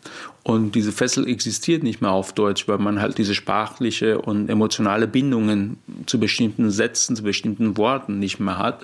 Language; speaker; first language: German; non-native, fluent; Persian